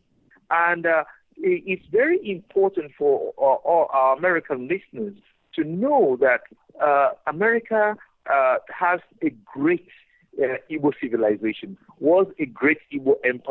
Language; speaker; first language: English; non-native, local second language; Igbo